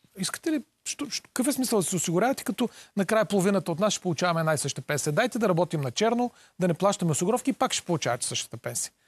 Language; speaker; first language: Bulgarian; native; Bulgarian